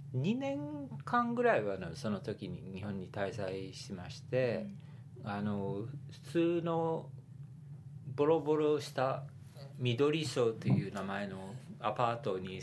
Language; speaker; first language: Japanese; non-native, fluent; English